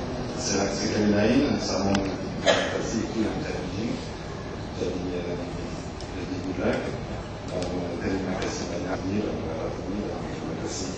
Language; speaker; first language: Indonesian; non-native, learner; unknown